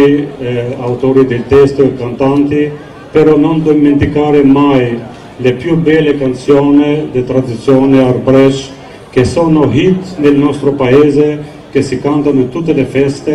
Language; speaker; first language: Italian; non-native, fluent; Albanian